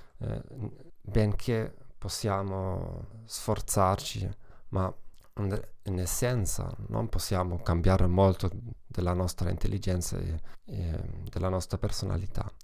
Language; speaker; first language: Italian; non-native, fluent; German